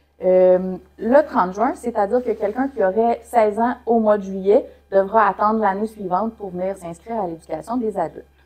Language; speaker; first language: French; native; French